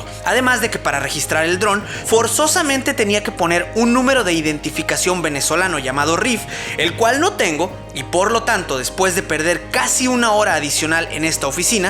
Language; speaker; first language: Spanish; native; Spanish